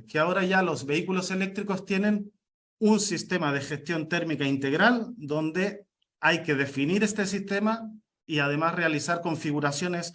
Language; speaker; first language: Spanish; native; Spanish